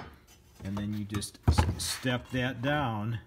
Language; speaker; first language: English; native; English